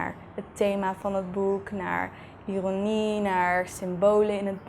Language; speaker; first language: Dutch; early bilingual, heritage; Dutch